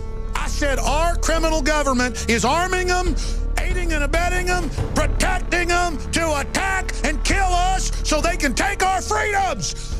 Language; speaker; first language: English; native; English